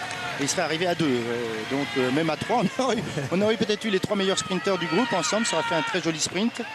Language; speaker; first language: French; native; French